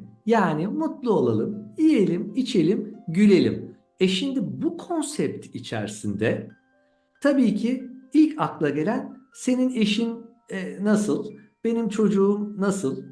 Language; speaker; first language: Turkish; native; Turkish